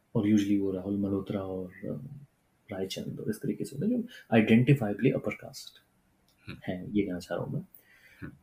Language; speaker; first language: Hindi; native; Hindi